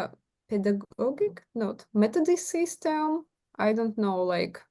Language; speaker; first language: English; non-native, learner; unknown